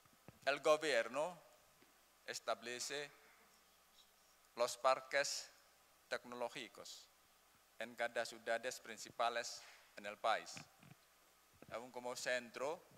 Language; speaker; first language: Spanish; non-native, learner; Indonesian